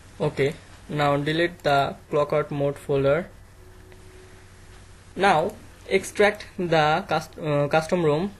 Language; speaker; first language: English; non-native, learner; Bangla